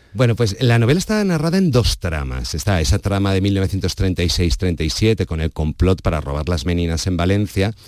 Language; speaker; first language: Spanish; native; Spanish